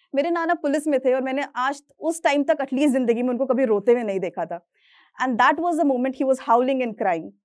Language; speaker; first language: Hindi; native; Hindi